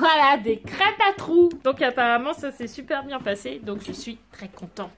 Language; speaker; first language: French; native; French